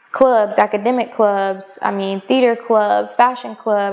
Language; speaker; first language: English; native; English